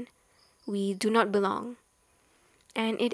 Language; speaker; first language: English; non-native, local second language; Malay